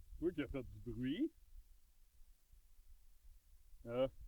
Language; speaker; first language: French; native; French